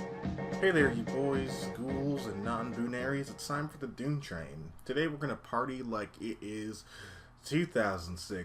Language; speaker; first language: English; native; English